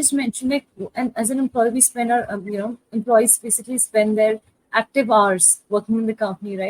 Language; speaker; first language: English; non-native, local second language; Hindi